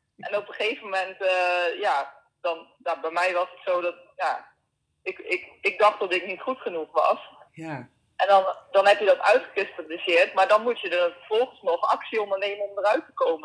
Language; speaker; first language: Dutch; native; Dutch